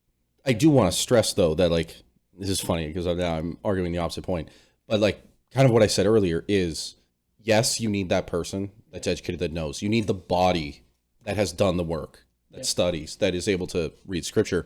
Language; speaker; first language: English; native; English